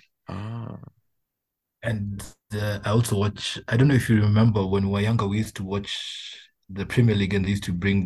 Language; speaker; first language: English; non-native, local second language; Luo (Kenya and Tanzania)